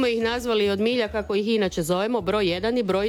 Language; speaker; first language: Croatian; native; Croatian